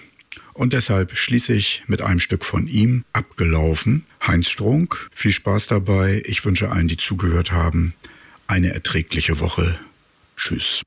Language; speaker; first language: German; native; German